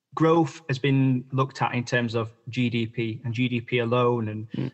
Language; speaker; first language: English; native; English